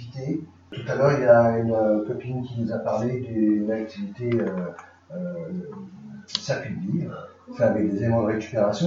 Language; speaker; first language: French; native; French